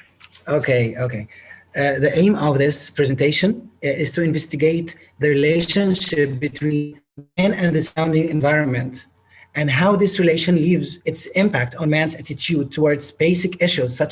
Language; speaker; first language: English; non-native, local second language; Arabic